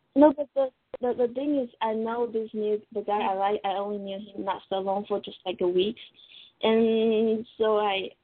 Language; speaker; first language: English; non-native, fluent; Chinese